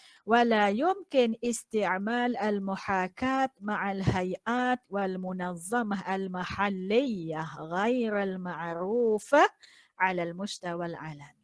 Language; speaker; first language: Arabic; non-native, fluent; Malay